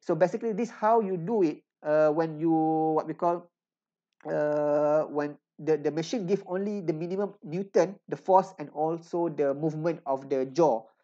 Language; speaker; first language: English; non-native, local second language; Malay